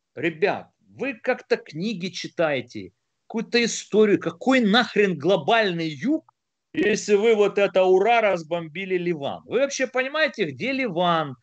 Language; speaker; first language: Russian; native; Russian